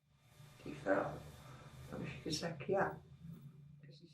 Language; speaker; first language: German; non-native, fluent; Czech